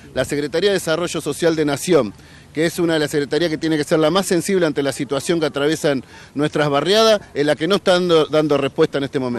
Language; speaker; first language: Spanish; native; Spanish